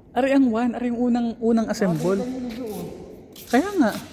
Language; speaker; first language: Filipino; native; Filipino